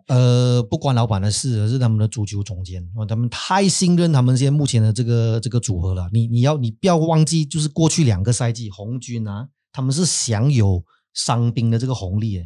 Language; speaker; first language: Chinese; native; Chinese